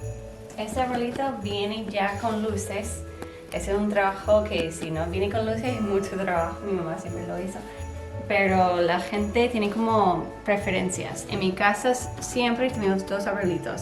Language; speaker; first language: Spanish; non-native, learner; English